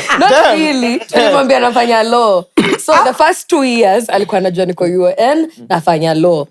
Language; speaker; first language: Swahili; native; Swahili